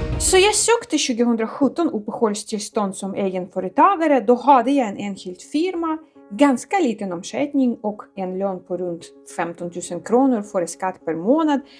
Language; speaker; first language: Swedish; non-native, fluent; Ukrainian